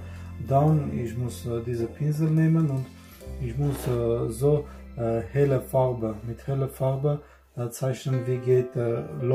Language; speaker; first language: German; non-native, learner; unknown